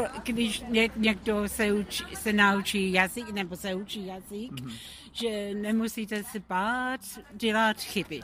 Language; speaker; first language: Czech; non-native, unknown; English